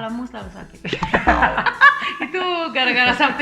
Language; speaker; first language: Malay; early bilingual, heritage; Malay